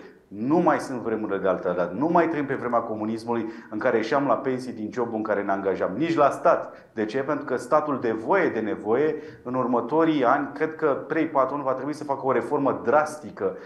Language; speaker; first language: Romanian; native; Romanian